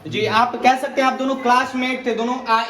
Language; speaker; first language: Hindi; native; Hindi